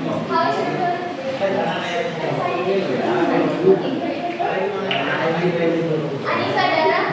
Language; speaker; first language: English; non-native, fluent; Indonesian